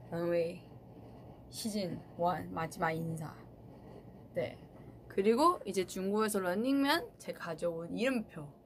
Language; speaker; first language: Korean; non-native, fluent; Chinese